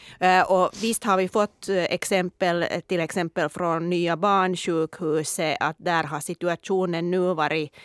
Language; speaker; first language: Swedish; non-native, local second language; Finnish